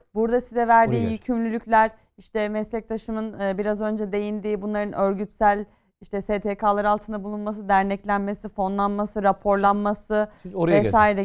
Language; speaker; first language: Turkish; native; Turkish